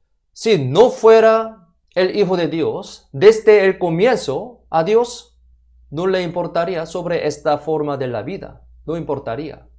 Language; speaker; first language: Spanish; non-native, fluent; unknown